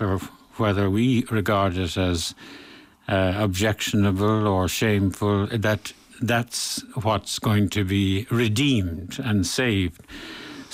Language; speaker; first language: English; native; English